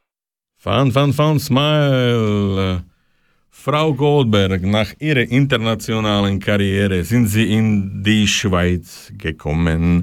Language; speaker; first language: German; non-native, learner; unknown